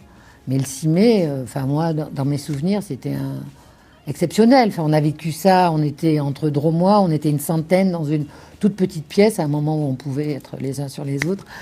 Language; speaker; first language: French; native; French